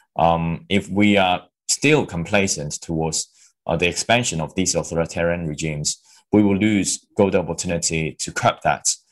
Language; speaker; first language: English; non-native, local second language; Cantonese